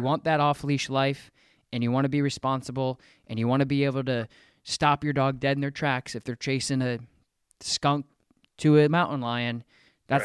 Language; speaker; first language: English; native; English